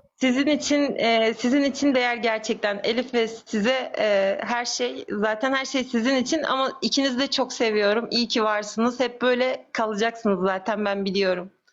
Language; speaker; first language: Turkish; native; Turkish